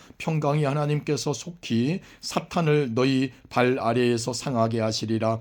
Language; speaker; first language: Korean; native; Korean